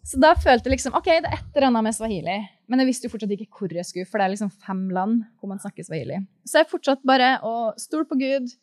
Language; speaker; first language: Norwegian; native; Norwegian